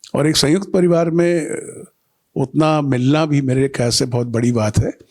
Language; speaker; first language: Hindi; non-native, local second language; Bangla